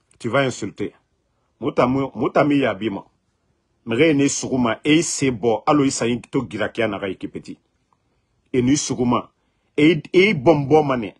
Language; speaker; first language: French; non-native, local second language; Mandingo